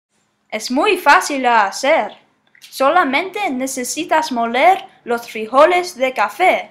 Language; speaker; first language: Spanish; non-native, learner; English